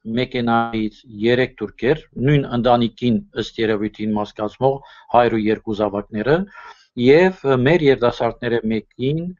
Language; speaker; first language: Armenian; early bilingual, heritage; Armenian